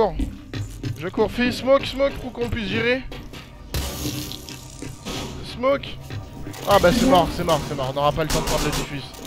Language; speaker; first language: French; native; French